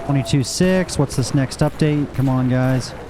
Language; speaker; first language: English; native; English